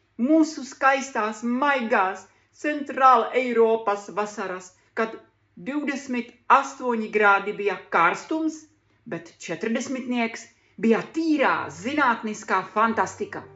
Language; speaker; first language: Latvian; non-native, learner; Czech